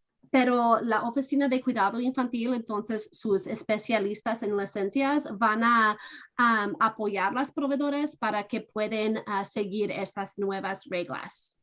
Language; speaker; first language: Spanish; non-native, fluent; English